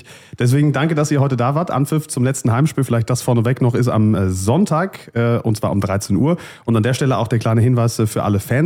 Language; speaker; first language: German; native; German